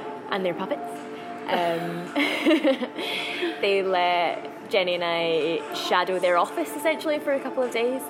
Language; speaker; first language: English; native; English